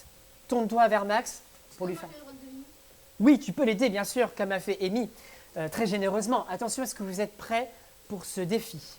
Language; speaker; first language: French; native; French